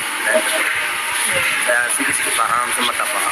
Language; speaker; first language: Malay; non-native, learner; Rohingya